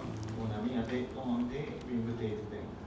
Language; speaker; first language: French; non-native, learner; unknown